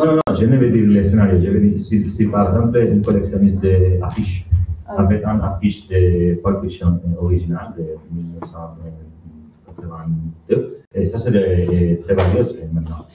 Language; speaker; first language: French; non-native, learner; Spanish